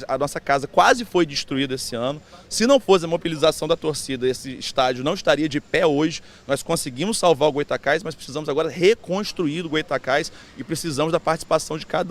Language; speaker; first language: Portuguese; native; Portuguese